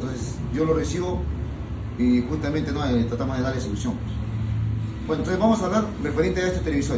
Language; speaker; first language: Spanish; native; Spanish